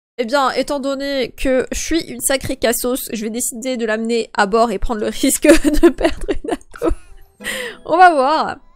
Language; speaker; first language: French; early bilingual, other home language; Polish